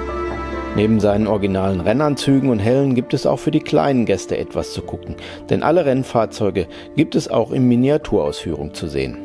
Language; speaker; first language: German; native; German